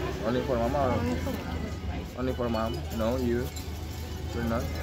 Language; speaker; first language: English; non-native, learner; Indonesian